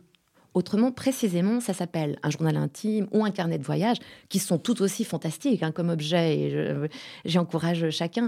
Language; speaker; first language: French; native; French